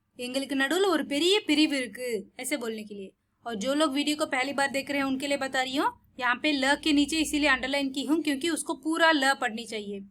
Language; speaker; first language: Hindi; non-native, local second language; Tamil